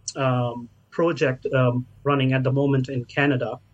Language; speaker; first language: English; non-native, local second language; Hindi